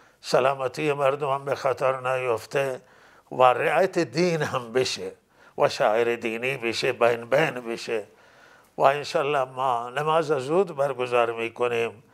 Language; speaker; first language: Persian; non-native, local second language; Baluchi